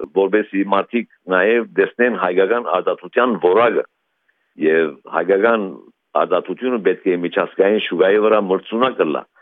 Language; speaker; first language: Armenian; early bilingual, heritage; Armenian